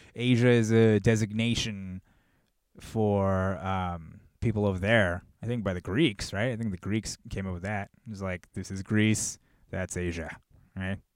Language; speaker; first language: English; early bilingual, other home language; Korean